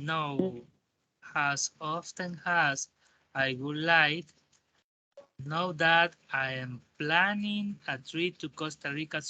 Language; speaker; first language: English; non-native, learner; Spanish